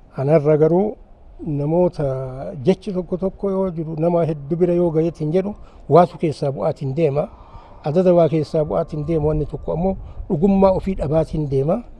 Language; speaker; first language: Oromo; native; Oromo